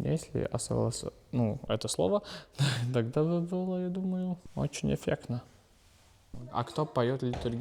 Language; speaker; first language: Russian; non-native, local second language; Latvian